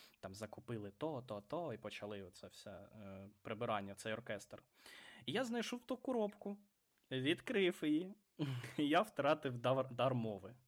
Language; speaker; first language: Ukrainian; non-native, local second language; Russian